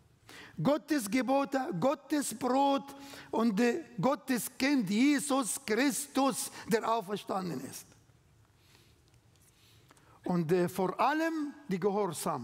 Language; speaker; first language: German; non-native, learner; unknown